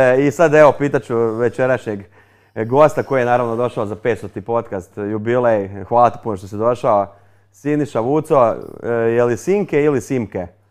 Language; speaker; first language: Croatian; native; Croatian